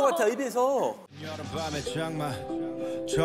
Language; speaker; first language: Korean; non-native, fluent; English